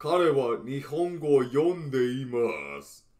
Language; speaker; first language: Japanese; non-native, learner; English